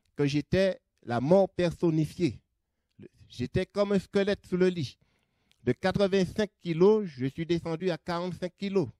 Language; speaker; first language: French; native; French